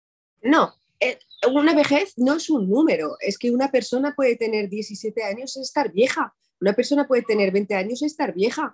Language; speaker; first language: Spanish; non-native, fluent; Arabic